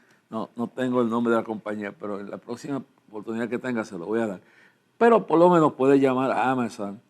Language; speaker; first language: Spanish; native; Spanish